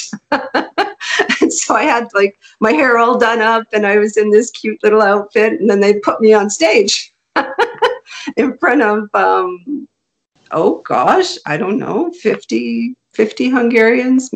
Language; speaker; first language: English; non-native, fluent; Hungarian